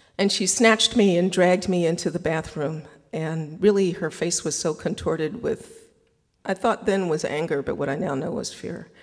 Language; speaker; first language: English; native; English